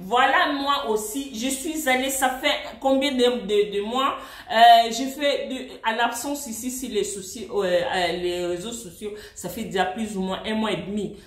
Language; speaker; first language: French; non-native, local second language; Swahili